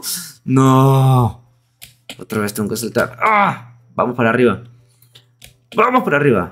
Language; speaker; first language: Spanish; native; Spanish